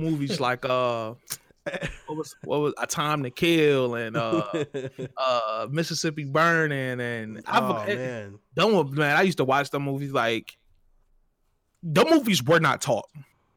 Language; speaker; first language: English; native; English